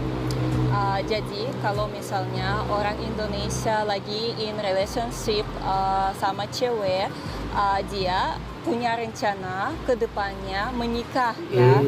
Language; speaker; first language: Indonesian; non-native, fluent; Russian